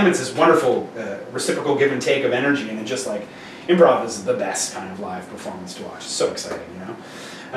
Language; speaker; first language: English; native; English